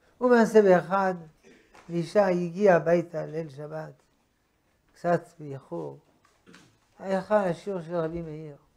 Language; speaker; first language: Hebrew; non-native, fluent; French